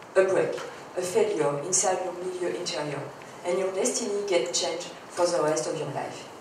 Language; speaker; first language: English; non-native, fluent; French